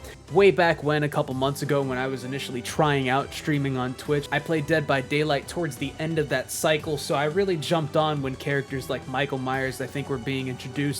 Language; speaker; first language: English; native; English